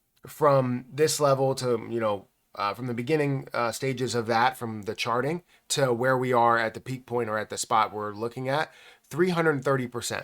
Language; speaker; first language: English; native; English